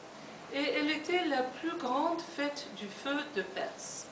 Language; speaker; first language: French; non-native, fluent; Persian